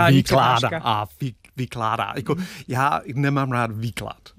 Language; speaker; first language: Czech; non-native, fluent; English